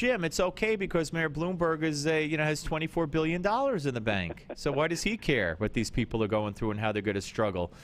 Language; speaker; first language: English; native; English